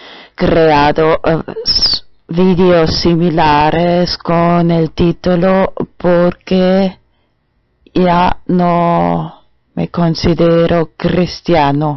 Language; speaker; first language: Spanish; non-native, learner; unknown